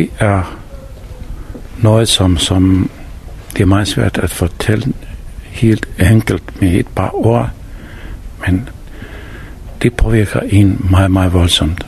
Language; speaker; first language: Danish; non-native, fluent; Bosnian